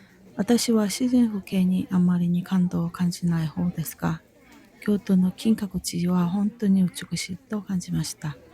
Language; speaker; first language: Japanese; non-native, fluent; Korean